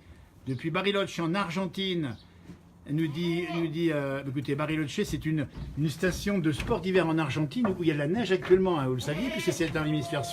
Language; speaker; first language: French; native; French